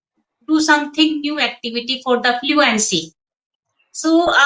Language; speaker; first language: English; non-native, local second language; Hindi